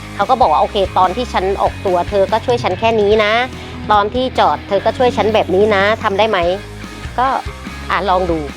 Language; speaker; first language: Thai; native; Thai